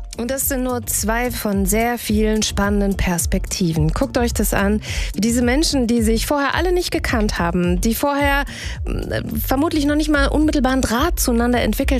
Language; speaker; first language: German; native; German